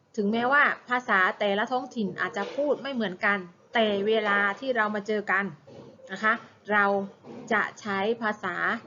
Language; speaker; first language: Thai; native; Thai